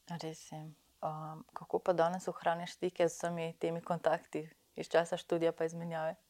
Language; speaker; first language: Slovenian; native; Slovenian